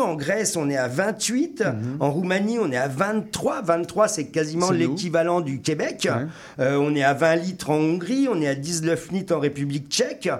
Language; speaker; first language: French; native; French